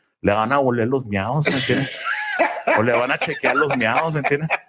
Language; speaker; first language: Spanish; early bilingual, heritage; Spanish